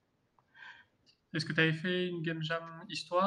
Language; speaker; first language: French; native; French